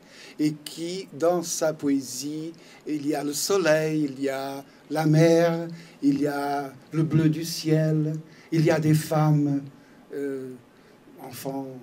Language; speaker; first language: French; non-native, fluent; Portuguese